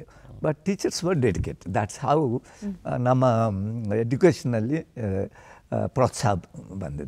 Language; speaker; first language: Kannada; non-native, fluent; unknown